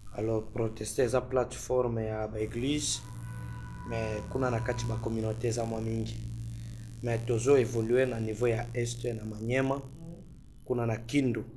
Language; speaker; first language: Lingala; non-native, local second language; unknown